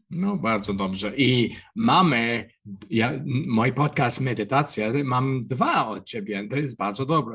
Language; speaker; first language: Polish; non-native, learner; English